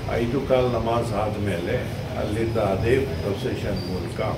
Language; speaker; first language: Kannada; non-native, local second language; Urdu